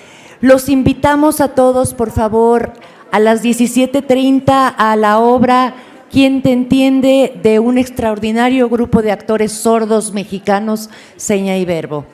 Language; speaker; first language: Spanish; native; Spanish